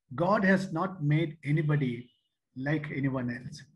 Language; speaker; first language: English; non-native, local second language; Malayalam